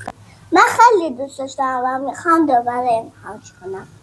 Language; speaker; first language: Persian; non-native, learner; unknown